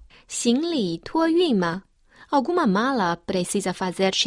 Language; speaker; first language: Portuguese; non-native, fluent; Chinese